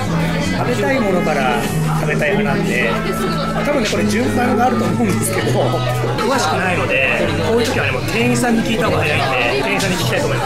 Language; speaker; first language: Japanese; native; Japanese